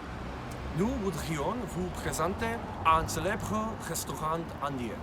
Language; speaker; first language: French; non-native, learner; Czech